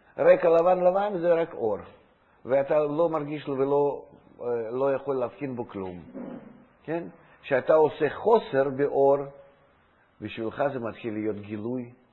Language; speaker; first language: Hebrew; non-native, fluent; Russian